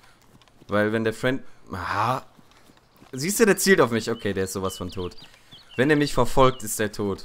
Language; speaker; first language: German; native; German